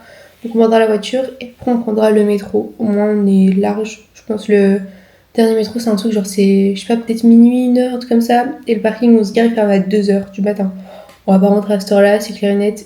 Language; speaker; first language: French; native; French